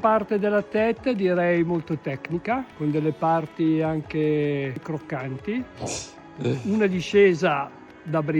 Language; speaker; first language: Italian; native; Italian